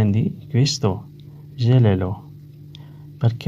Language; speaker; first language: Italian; non-native, learner; Urdu